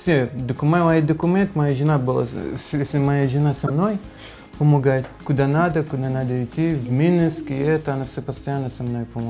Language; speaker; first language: Russian; non-native, learner; Arabic